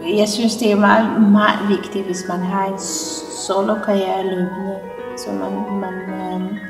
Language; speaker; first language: Danish; non-native, learner; Armenian